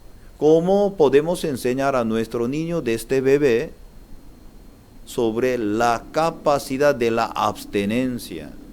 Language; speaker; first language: Spanish; non-native, learner; Korean